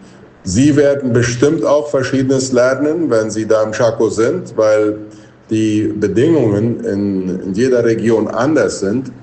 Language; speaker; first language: German; non-native, local second language; Plautdietsch